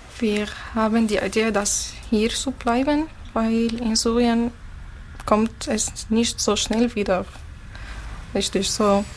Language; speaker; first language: German; non-native, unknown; Arabic